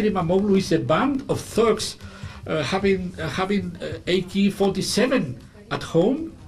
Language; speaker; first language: English; non-native, fluent; Spanish